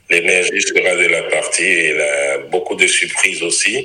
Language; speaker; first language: French; non-native, local second language; Ewe